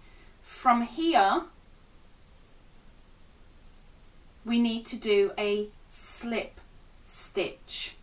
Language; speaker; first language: English; native; English